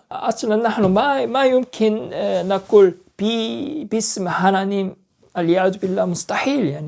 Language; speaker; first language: Arabic; non-native, learner; Korean